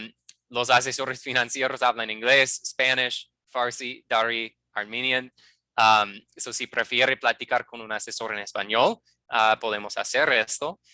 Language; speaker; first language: Spanish; non-native, fluent; English